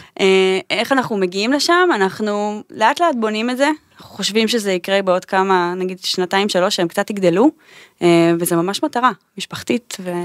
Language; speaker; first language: Hebrew; native; Hebrew